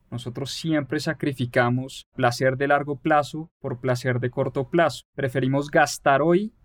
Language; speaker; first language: Spanish; native; Spanish